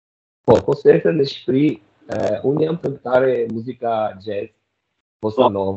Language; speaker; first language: Albanian; non-native, learner; Portuguese